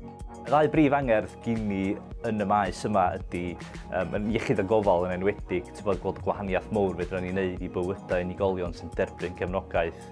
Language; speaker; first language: Welsh; native; Welsh